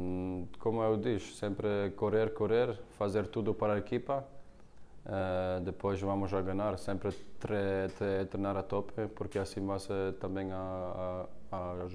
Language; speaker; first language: Portuguese; non-native, learner; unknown